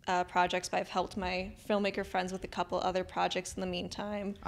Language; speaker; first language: English; native; English